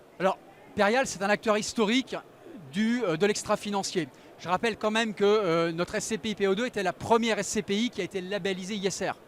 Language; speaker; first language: French; native; French